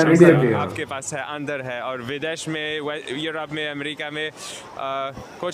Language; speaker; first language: Hindi; non-native, learner; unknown